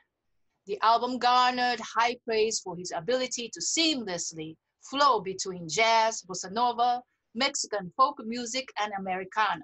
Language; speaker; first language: English; non-native, fluent; Japanese